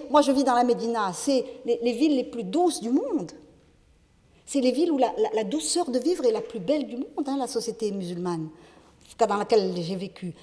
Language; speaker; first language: French; non-native, local second language; Arabic